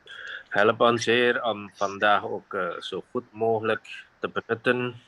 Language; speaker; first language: Dutch; non-native, fluent; Indonesian